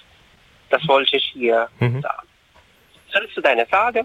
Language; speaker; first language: German; non-native, fluent; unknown